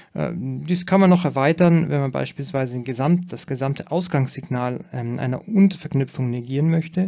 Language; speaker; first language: German; native; German